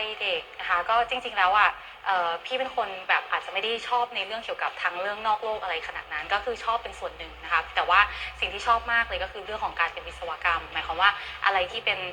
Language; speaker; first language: Thai; native; Thai